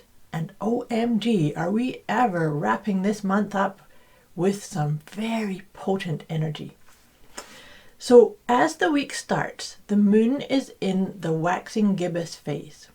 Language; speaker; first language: English; native; English